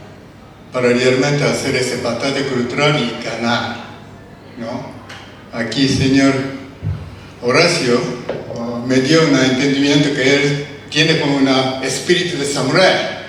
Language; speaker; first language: Spanish; non-native, learner; Japanese